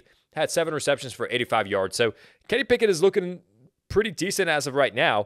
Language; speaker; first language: English; native; English